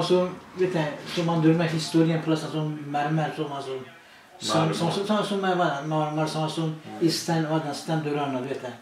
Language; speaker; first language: Swedish; non-native, learner; Kurdish